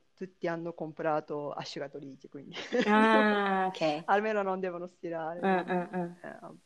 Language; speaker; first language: Italian; non-native, learner; Japanese